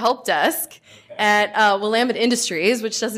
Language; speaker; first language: English; native; English